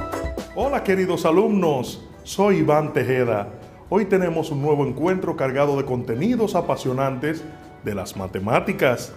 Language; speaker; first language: Spanish; native; Spanish